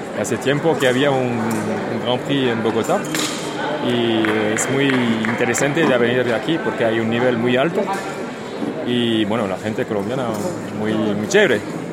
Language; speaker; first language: Spanish; non-native, fluent; French